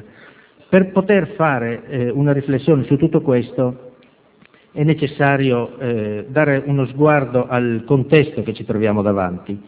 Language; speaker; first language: Italian; native; Italian